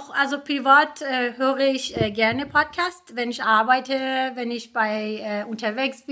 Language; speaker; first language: German; non-native, fluent; Persian